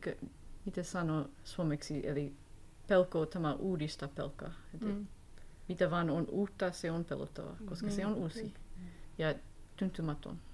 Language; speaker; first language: Finnish; non-native, learner; English